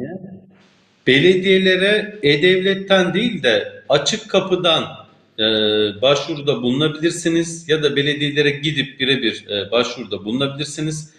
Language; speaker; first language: Turkish; native; Turkish